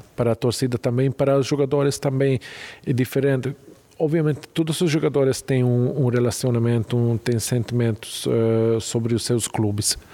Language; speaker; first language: Portuguese; non-native, fluent; Hungarian